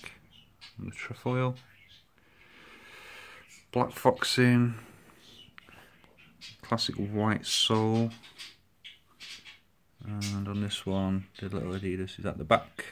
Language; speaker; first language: English; native; English